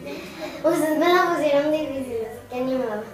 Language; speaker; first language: Spanish; native; Spanish